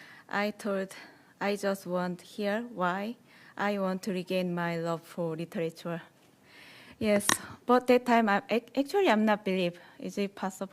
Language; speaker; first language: English; non-native, learner; Korean